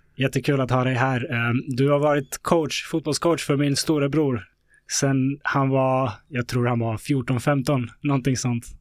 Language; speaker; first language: Swedish; early bilingual, other home language; Bosnian